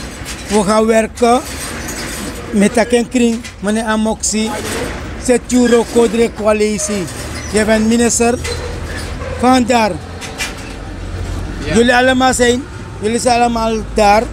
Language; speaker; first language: Dutch; non-native, local second language; Sranan Tongo